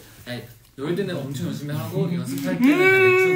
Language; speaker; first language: Korean; non-native, fluent; Chinese